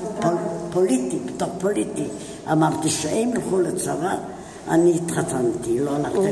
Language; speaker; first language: Hebrew; non-native, fluent; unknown